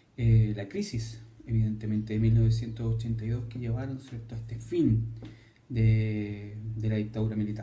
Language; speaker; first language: Spanish; native; Spanish